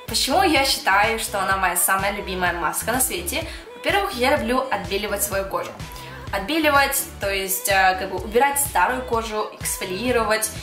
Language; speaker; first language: Russian; early bilingual, heritage; Russian